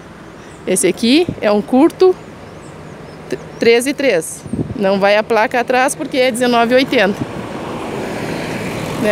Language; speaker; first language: Portuguese; native; Portuguese